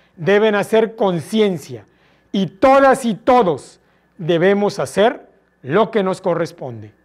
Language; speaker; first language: Spanish; native; Spanish